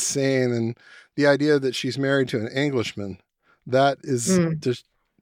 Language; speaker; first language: English; native; English